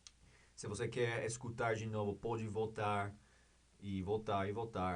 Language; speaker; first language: Portuguese; non-native, learner; English